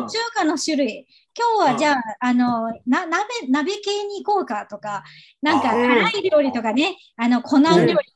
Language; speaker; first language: Japanese; non-native, fluent; Chinese